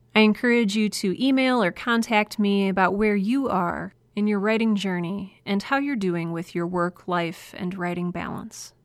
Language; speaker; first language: English; native; English